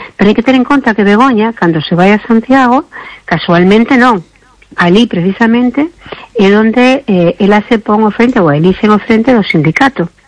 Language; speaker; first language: Galician; non-native, local second language; Spanish